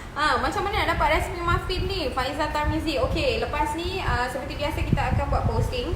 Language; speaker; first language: Malay; native; Malay